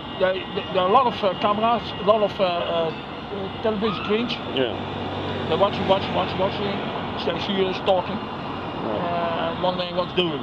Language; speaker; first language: English; non-native, learner; Dutch